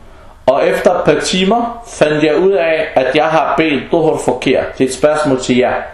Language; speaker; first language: Danish; non-native, fluent; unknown